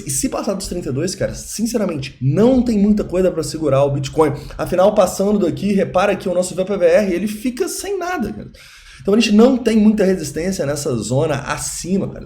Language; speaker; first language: Portuguese; native; Portuguese